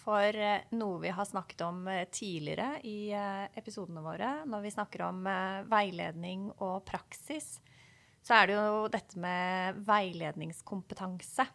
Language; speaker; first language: Norwegian; native; Norwegian